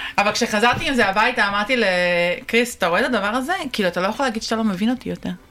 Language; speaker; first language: Hebrew; native; Hebrew